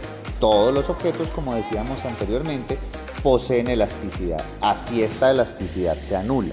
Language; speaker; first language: Spanish; native; Spanish